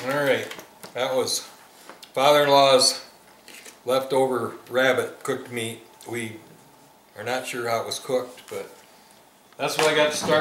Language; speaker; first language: English; native; English